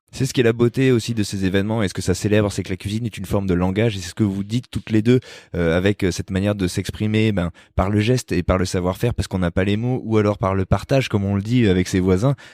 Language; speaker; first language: French; native; French